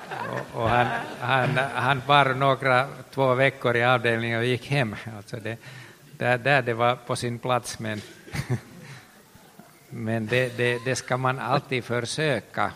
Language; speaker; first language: Swedish; non-native, local second language; Finnish